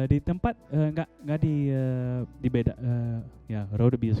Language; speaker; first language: Indonesian; non-native, fluent; Dutch